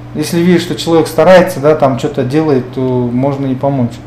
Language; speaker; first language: Russian; non-native, local second language; Kyrgyz